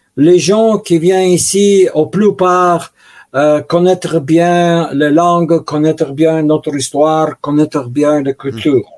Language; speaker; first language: French; non-native, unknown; Russian